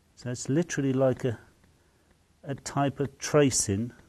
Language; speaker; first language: English; native; English